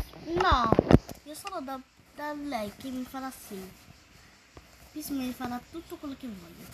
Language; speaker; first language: Italian; early bilingual, other home language; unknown